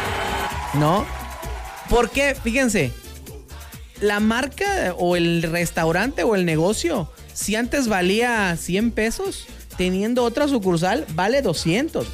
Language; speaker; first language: Spanish; native; Spanish